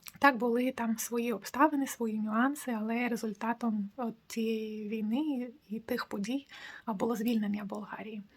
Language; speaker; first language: Ukrainian; non-native, local second language; Russian